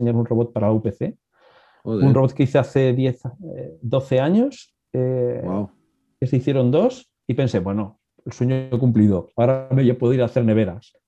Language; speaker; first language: Spanish; native; Spanish